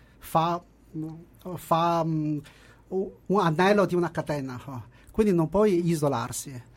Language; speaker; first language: Italian; non-native, fluent; Chinese